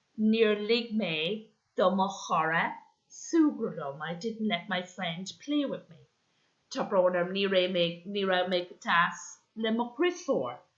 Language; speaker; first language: Irish; non-native, local second language; English